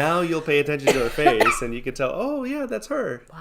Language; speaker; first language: English; native; English